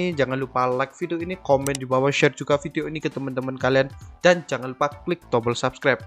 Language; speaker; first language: Indonesian; native; Indonesian